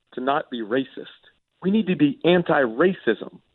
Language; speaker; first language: English; native; English